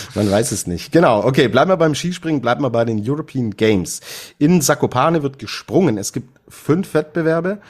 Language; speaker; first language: German; native; German